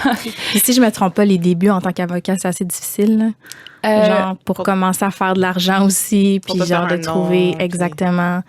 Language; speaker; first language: French; native; French